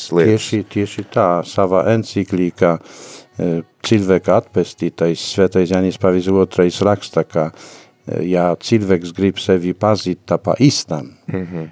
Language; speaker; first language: Latvian; non-native, fluent; Polish